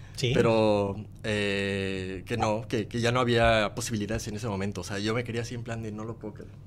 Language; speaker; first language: Spanish; native; Spanish